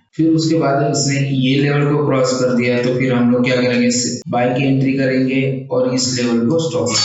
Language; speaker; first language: Hindi; non-native, local second language; Marathi